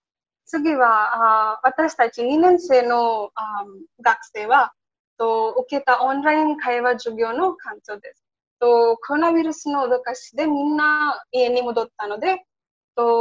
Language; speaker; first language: Japanese; non-native, learner; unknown